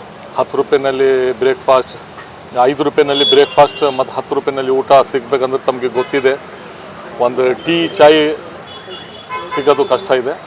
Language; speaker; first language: Kannada; non-native, local second language; Urdu